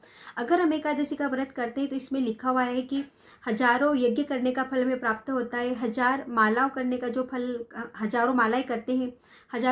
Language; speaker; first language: Hindi; native; Hindi